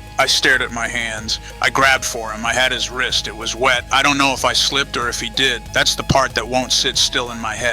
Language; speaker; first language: English; native; English